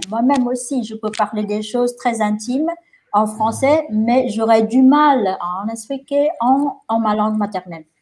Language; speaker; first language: French; non-native, fluent; Vietnamese